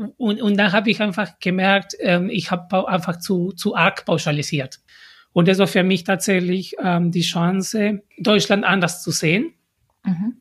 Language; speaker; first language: German; non-native, fluent; Spanish